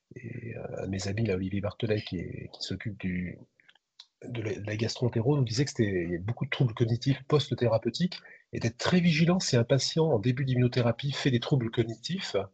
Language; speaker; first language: French; native; French